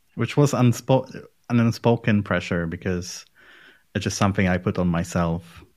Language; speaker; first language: English; non-native, fluent; Polish